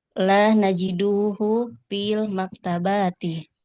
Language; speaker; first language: Indonesian; native; Indonesian